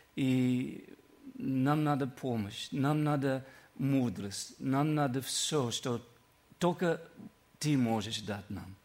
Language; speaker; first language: Russian; non-native, learner; English